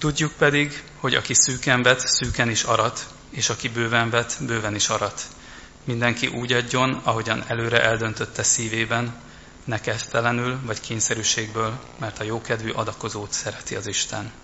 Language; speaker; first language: Hungarian; native; Hungarian